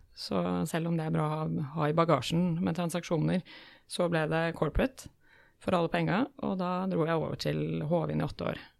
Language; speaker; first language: Norwegian; native; Norwegian